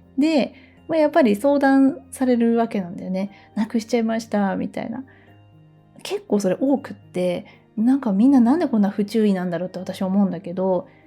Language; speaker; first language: Japanese; native; Japanese